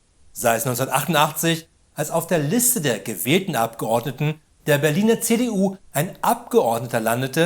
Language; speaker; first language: German; native; German